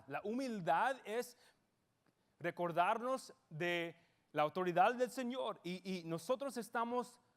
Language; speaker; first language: Spanish; early bilingual, heritage; English